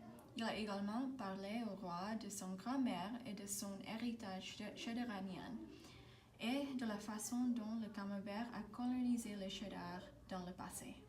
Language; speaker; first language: French; non-native, learner; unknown